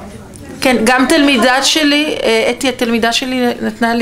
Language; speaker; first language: Hebrew; native; Hebrew